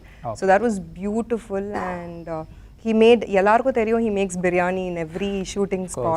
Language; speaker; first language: Tamil; non-native, local second language; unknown